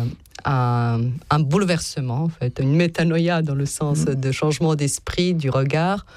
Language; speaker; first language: French; non-native, fluent; Serbian